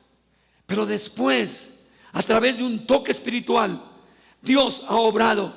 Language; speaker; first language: Spanish; native; Spanish